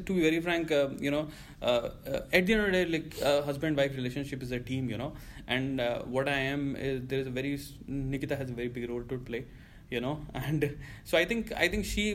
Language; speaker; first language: English; non-native, local second language; Hindi